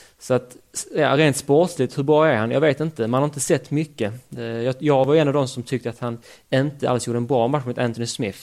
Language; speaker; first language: Swedish; native; Swedish